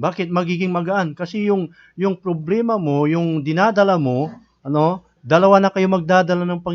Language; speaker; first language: Filipino; native; Filipino